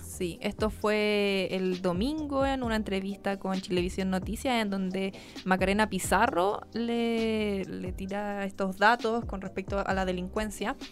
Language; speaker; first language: Spanish; native; Spanish